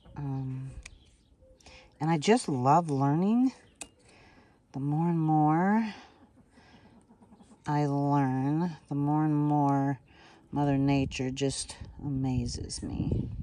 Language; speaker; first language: English; native; English